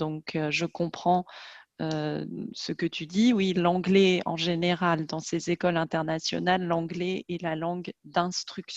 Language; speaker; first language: French; native; French